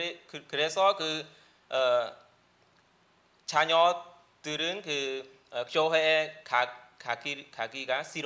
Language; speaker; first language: Korean; non-native, learner; Khmer